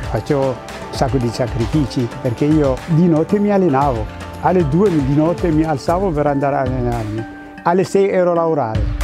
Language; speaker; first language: Italian; non-native, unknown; Tigrinya